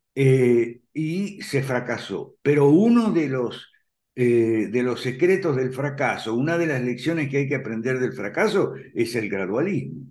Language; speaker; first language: Spanish; native; Spanish